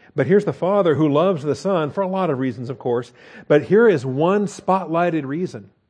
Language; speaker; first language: English; native; English